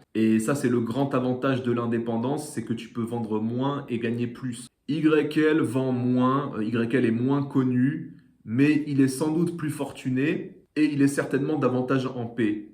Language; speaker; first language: French; native; French